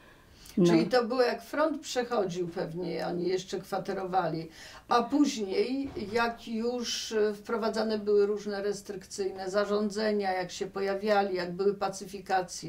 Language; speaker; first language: Polish; native; Polish